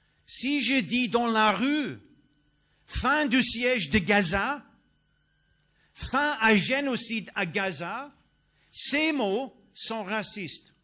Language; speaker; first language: French; non-native, learner; English